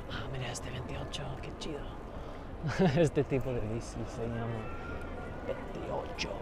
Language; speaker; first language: Spanish; non-native, learner; English